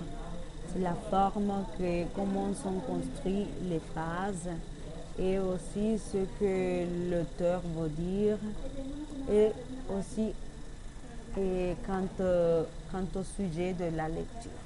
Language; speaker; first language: French; non-native, learner; Spanish